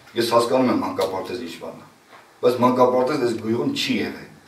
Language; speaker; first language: Armenian; non-native, local second language; Kurdish